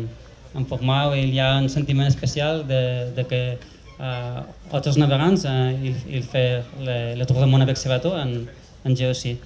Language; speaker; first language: French; non-native, learner; Spanish